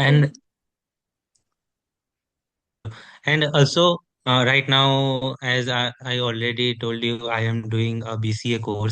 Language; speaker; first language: English; non-native, learner; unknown